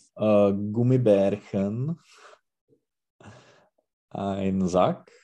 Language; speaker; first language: German; non-native, learner; Czech